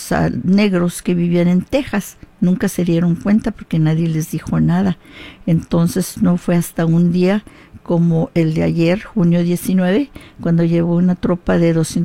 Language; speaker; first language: Spanish; early bilingual, heritage; Spanish